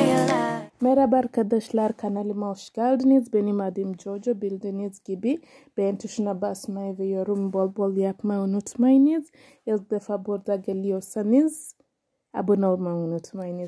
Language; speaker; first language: Turkish; non-native, learner; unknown